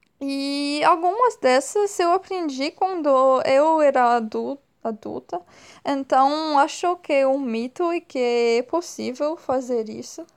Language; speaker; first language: Portuguese; non-native, fluent; French